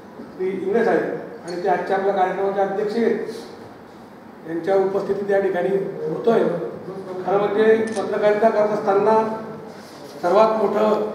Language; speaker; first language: Marathi; native; Marathi